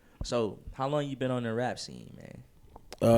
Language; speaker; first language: English; native; English